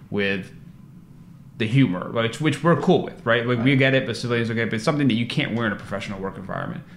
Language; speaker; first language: English; native; English